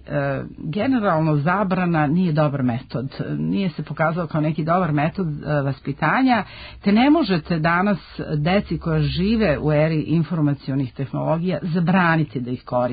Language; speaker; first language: Serbian; native; Serbian